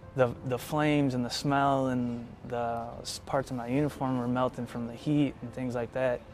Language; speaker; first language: English; native; English